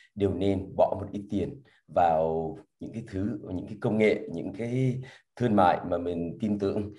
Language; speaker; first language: Vietnamese; early bilingual, heritage; Vietnamese